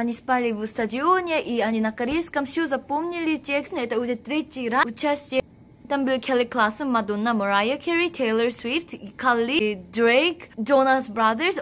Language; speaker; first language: Russian; non-native, fluent; Korean